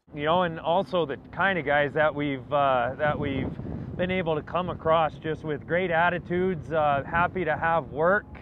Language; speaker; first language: English; native; English